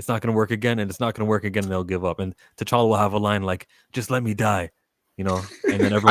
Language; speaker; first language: English; native; English